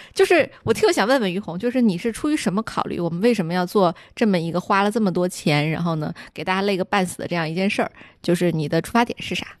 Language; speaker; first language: Chinese; native; Chinese